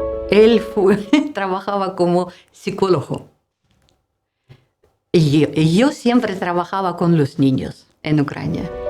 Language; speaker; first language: Spanish; non-native, learner; Russian